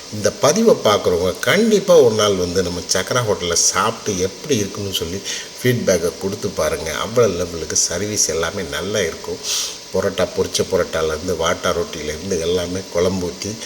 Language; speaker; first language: Tamil; native; Tamil